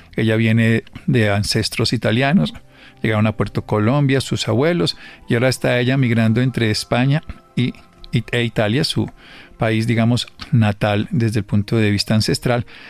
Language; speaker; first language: Spanish; native; Spanish